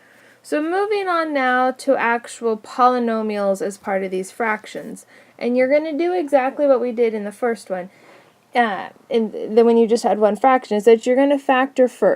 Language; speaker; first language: English; native; English